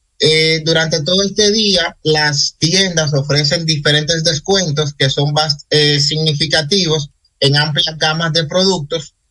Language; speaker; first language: Spanish; native; Spanish